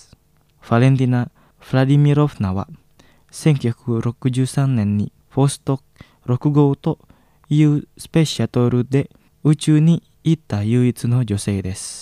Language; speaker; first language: Japanese; non-native, fluent; Indonesian